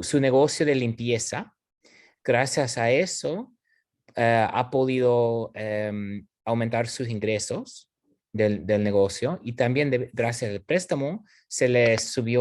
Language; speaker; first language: Spanish; non-native, fluent; English